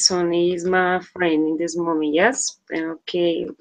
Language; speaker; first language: English; non-native, learner; Spanish